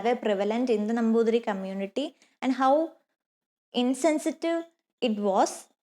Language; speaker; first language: English; non-native, local second language; Malayalam